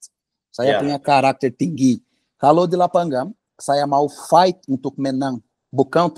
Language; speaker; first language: Indonesian; non-native, fluent; Portuguese